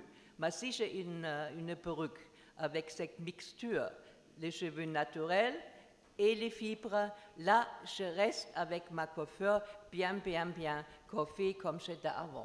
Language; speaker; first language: French; non-native, learner; German